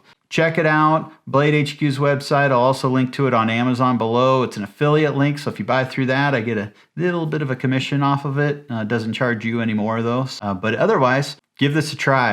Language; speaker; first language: English; native; English